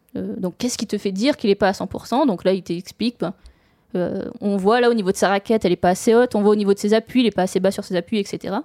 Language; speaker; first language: French; native; French